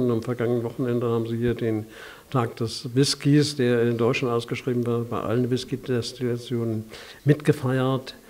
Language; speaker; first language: German; native; German